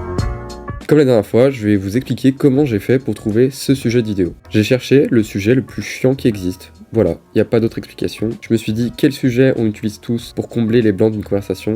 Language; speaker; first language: French; native; French